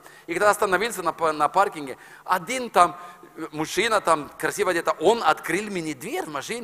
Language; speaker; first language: Russian; non-native, fluent; Norwegian